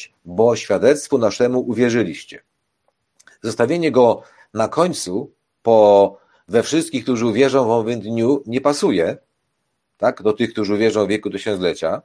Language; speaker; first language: Polish; native; Polish